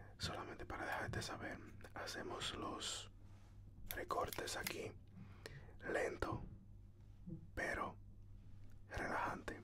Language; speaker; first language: Spanish; early bilingual, heritage; Spanish